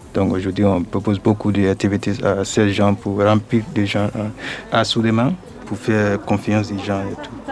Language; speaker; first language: French; non-native, learner; English